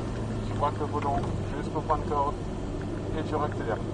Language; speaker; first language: French; native; French